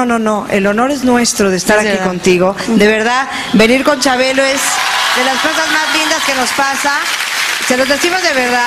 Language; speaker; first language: Spanish; native; Spanish